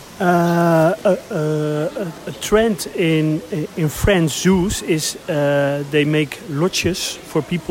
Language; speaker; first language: English; non-native, learner; Dutch